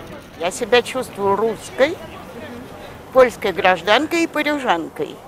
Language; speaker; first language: Russian; native; Russian